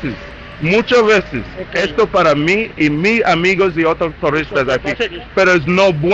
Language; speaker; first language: Spanish; non-native, learner; English